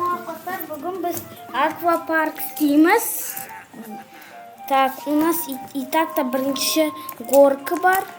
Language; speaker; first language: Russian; non-native, local second language; Kazakh